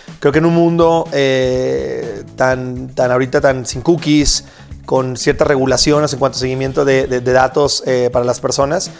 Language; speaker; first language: Spanish; native; Spanish